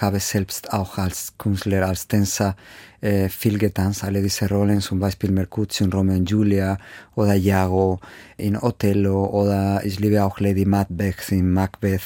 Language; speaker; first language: German; non-native, fluent; Spanish